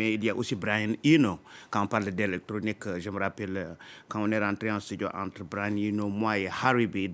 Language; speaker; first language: French; non-native, local second language; Fula